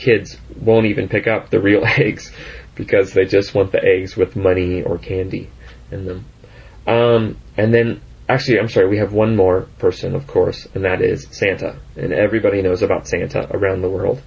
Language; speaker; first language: English; native; English